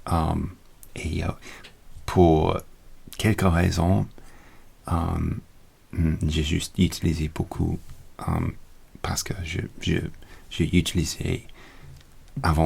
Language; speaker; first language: French; non-native, learner; English